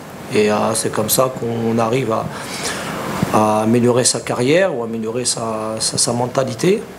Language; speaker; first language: French; native; French